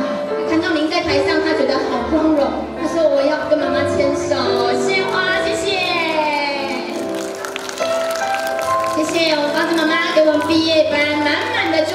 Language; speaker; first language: Chinese; native; Chinese